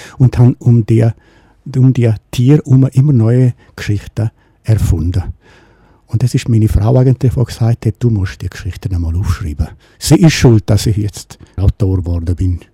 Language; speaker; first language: German; non-native, local second language; Romansh